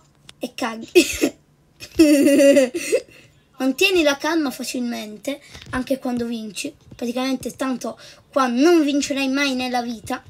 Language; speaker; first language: Italian; native; Italian